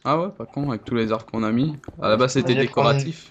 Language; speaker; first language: French; native; French